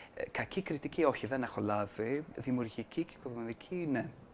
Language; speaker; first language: Greek; non-native, fluent; English